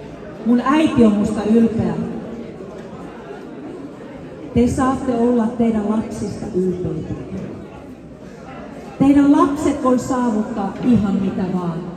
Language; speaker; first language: Finnish; early bilingual, other home language; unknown